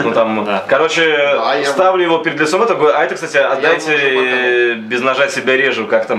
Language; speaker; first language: Russian; native; Russian